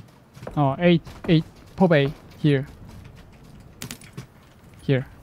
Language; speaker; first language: English; non-native, learner; Korean